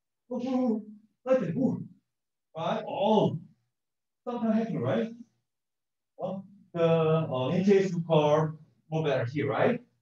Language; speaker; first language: English; non-native, learner; Korean